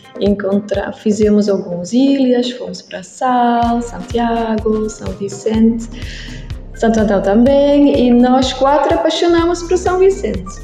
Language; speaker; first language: Portuguese; non-native, learner; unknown